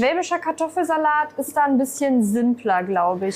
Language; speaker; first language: German; native; German